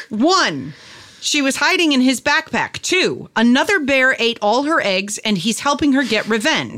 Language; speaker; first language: English; native; English